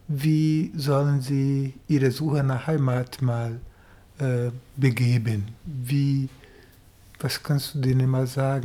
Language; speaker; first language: German; non-native, fluent; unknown